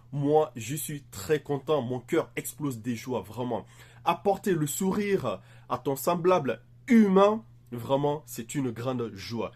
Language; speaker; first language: French; native; French